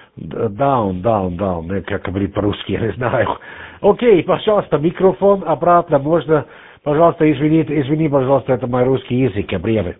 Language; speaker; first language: Russian; non-native, learner; German